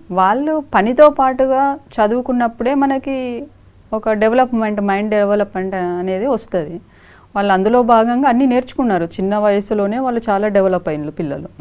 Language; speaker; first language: Telugu; native; Telugu